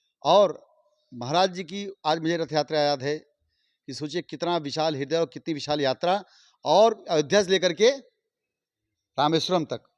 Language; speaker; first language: Hindi; native; Hindi